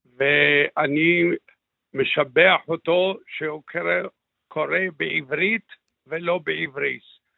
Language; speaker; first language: Hebrew; early bilingual, other home language; Arabic